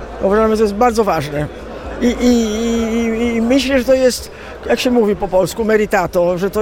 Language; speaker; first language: Polish; early bilingual, heritage; Italian